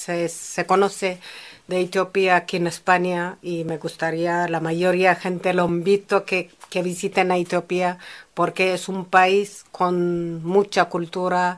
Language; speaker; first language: Spanish; non-native, fluent; Amharic